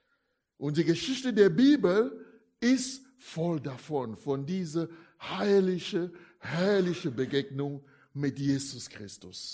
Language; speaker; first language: German; non-native, fluent; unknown